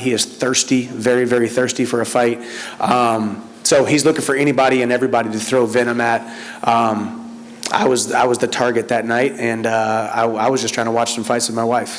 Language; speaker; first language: English; native; English